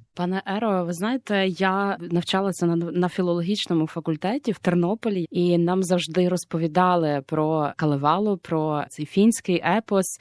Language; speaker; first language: Ukrainian; native; Ukrainian